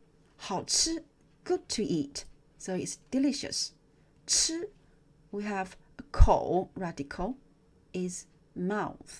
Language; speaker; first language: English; non-native, fluent; Chinese